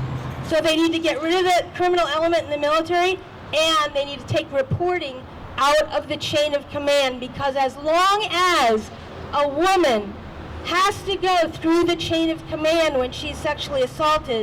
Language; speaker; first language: English; native; English